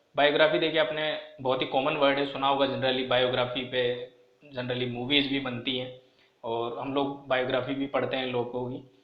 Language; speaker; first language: Hindi; native; Hindi